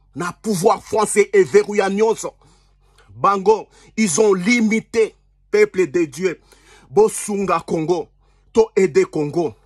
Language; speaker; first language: French; non-native, local second language; Lingala